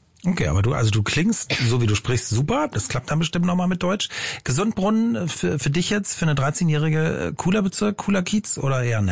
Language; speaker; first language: German; native; German